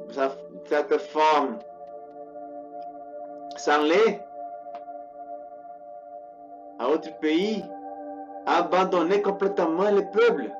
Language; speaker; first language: French; non-native, learner; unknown